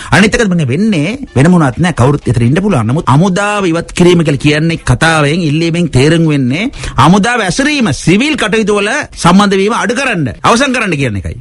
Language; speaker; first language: Sinhala; non-native, local second language; Tamil